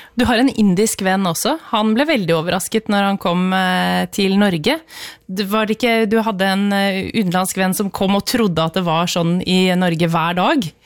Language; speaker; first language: Norwegian; native; Norwegian